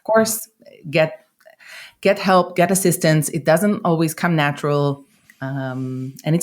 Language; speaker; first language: English; non-native, fluent; Hebrew